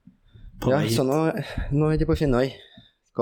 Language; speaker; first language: Norwegian; non-native, fluent; Russian